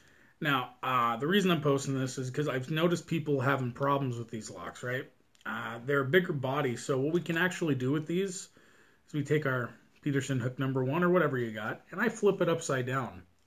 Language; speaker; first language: English; native; English